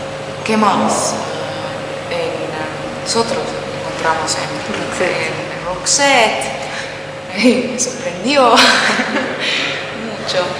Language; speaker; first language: Spanish; non-native, fluent; Finnish